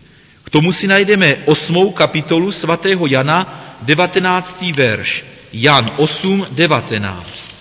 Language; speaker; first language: Czech; native; Czech